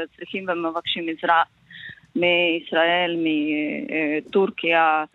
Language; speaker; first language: Hebrew; non-native, learner; Ukrainian